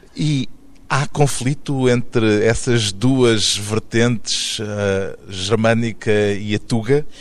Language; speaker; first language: Portuguese; native; Portuguese